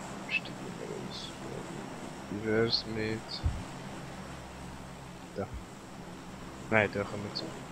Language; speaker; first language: German; native; German